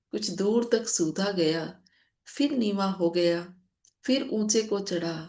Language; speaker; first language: Hindi; non-native, local second language; Punjabi